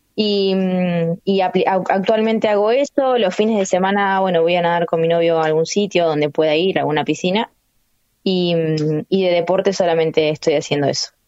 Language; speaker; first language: Spanish; native; Spanish